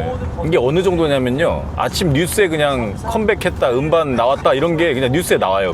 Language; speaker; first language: Korean; native; Korean